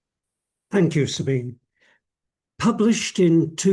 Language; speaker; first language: English; native; English